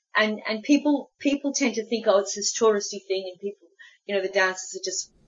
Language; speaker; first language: English; early bilingual, other home language; Spanish